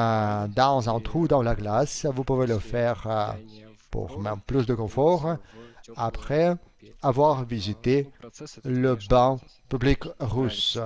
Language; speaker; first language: French; non-native, fluent; Russian